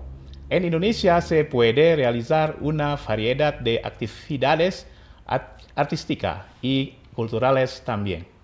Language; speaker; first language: Spanish; non-native, fluent; Indonesian